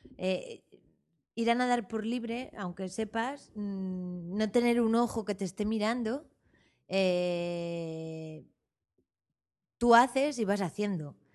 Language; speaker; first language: Spanish; native; Spanish